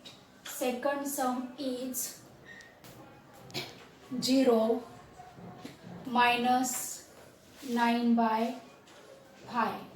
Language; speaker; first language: English; non-native, local second language; Marathi